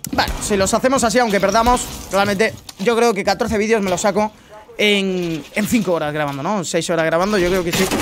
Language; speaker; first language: Spanish; native; Spanish